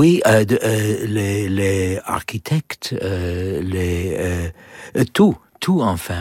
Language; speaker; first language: French; non-native, learner; English